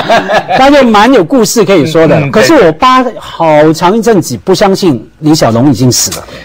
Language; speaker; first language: Chinese; non-native, local second language; Cantonese